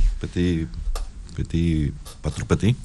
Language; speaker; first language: French; non-native, learner; Spanish